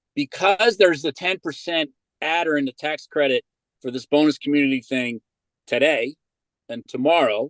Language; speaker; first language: English; native; English